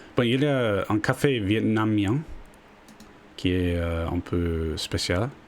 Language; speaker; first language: French; non-native, learner; English